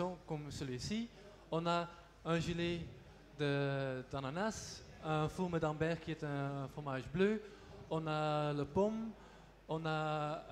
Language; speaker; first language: French; non-native, local second language; Dutch